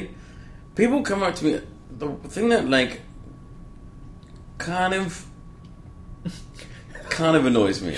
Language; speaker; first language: English; native; English